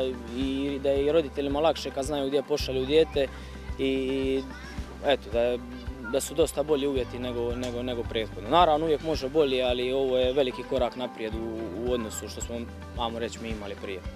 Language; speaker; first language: Croatian; native; Croatian